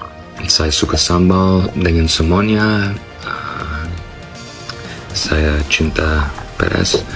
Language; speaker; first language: Indonesian; non-native, learner; English